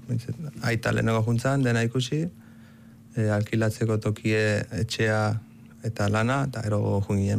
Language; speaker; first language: Basque; early bilingual, other home language; Arabic